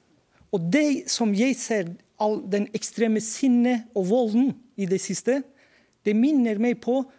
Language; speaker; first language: Norwegian; non-native, fluent; Turkish